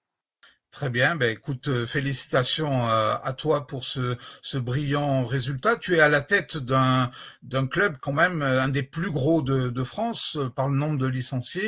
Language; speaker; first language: French; native; French